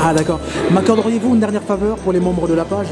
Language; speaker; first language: French; native; French